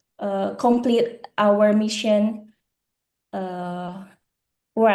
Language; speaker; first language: English; non-native, learner; Indonesian